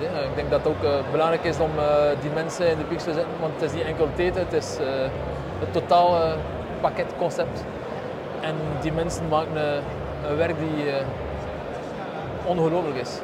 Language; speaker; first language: Dutch; non-native, local second language; French